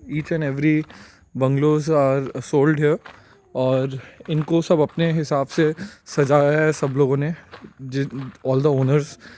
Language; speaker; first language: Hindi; non-native, local second language; Bangla